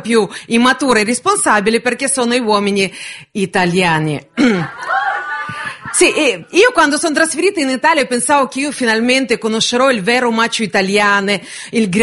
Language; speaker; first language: Italian; non-native, fluent; Russian